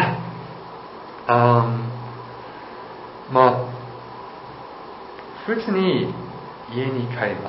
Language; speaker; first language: Japanese; non-native, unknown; English